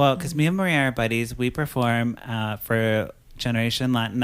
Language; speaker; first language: English; native; English